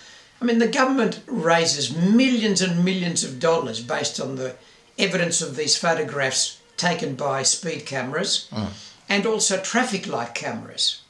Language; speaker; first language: English; native; English